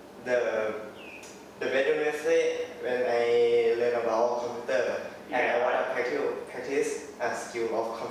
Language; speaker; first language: English; non-native, learner; Thai